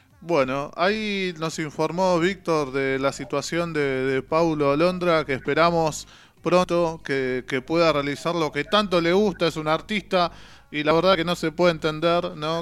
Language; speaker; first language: Spanish; native; Spanish